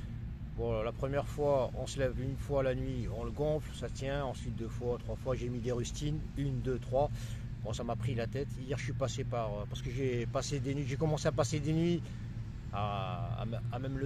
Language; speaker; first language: French; non-native, local second language; Arabic